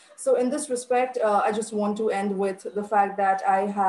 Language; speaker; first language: English; non-native, local second language; Bangla